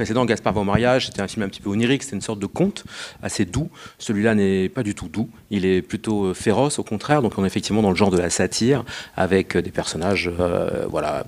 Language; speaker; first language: French; native; French